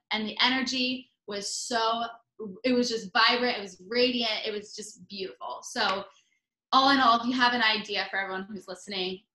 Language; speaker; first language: English; native; English